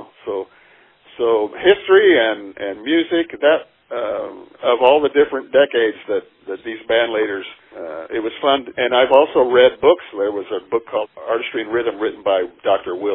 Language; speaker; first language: English; native; English